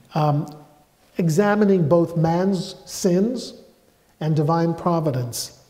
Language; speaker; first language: English; native; English